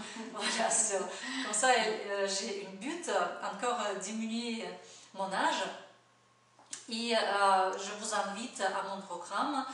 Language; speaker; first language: French; non-native, fluent; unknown